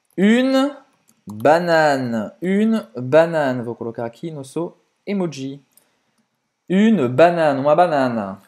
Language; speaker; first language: Portuguese; non-native, fluent; French